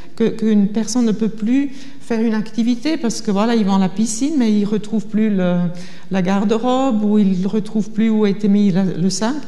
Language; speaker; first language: French; non-native, fluent; German